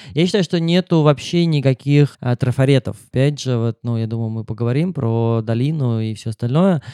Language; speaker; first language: Russian; native; Russian